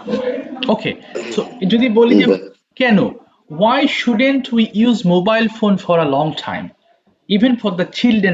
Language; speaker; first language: English; non-native, fluent; Bangla